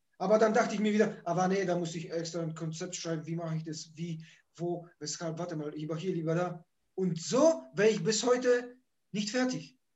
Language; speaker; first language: German; early bilingual, other home language; Polish